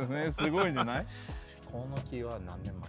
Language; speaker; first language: Japanese; non-native, learner; English